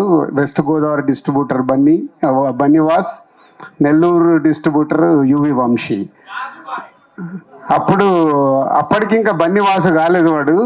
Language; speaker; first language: Telugu; native; Telugu